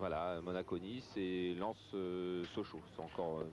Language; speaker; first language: French; native; French